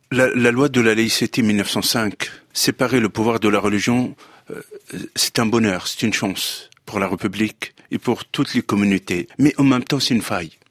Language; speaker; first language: French; non-native, local second language; Arabic